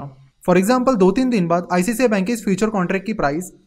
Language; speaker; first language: Hindi; non-native, local second language; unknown